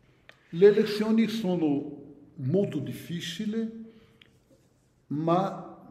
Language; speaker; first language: Italian; non-native, fluent; Portuguese